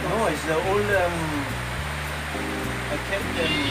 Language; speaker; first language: English; non-native, learner; Italian